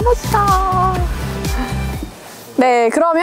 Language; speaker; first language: Korean; native; Korean